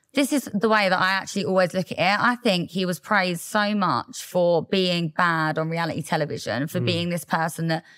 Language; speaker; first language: English; native; English